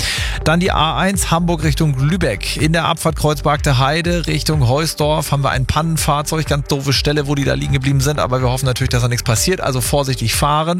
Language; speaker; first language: German; native; German